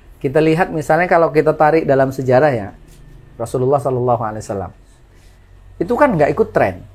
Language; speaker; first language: Indonesian; non-native, local second language; Madurese